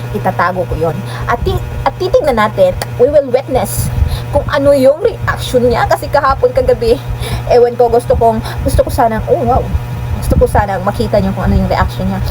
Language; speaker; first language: Filipino; non-native, local second language; Cebuano